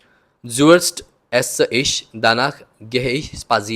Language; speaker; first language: German; non-native, learner; Hindi